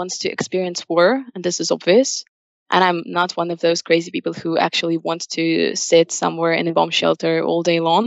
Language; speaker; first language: English; non-native, fluent; Russian